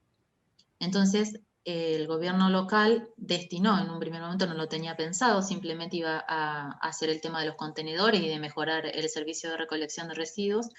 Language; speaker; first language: Spanish; native; Spanish